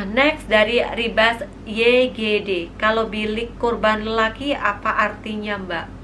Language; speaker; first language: Indonesian; native; Indonesian